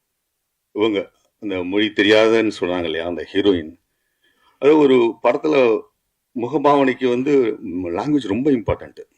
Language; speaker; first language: Tamil; native; Tamil